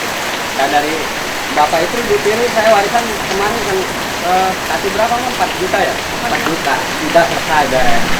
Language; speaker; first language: Indonesian; non-native, local second language; Sundanese